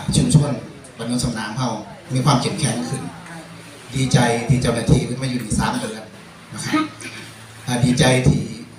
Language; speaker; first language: Thai; native; Thai